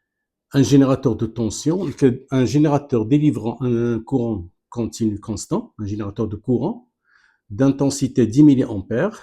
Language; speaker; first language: French; non-native, local second language; Arabic